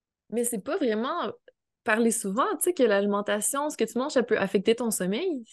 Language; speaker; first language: French; native; French